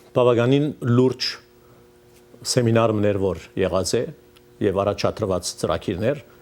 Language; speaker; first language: Armenian; early bilingual, heritage; Armenian